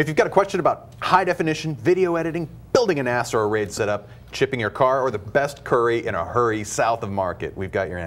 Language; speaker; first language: English; native; English